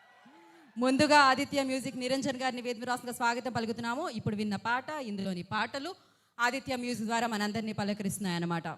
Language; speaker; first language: Telugu; native; Telugu